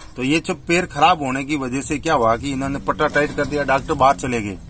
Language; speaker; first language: Hindi; native; Hindi